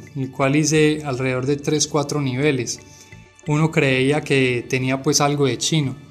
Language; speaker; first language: Spanish; native; Spanish